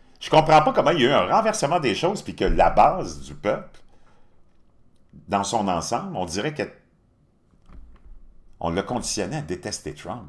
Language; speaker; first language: French; native; French